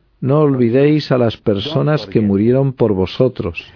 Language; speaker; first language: Spanish; non-native, fluent; Arabic